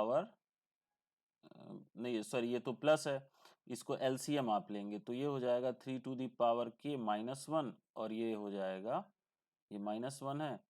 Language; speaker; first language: Hindi; native; Hindi